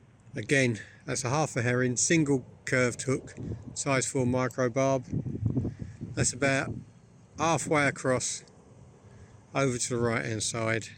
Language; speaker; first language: English; native; English